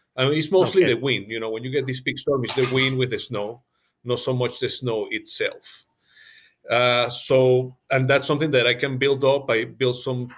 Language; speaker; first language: English; non-native, fluent; Spanish